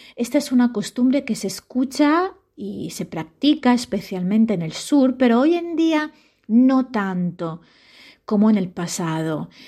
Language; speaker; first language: Spanish; non-native, fluent; Italian